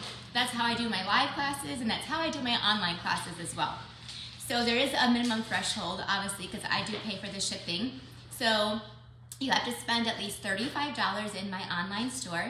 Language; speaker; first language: English; native; English